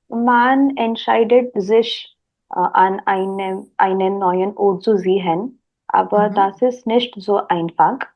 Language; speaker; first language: German; non-native, learner; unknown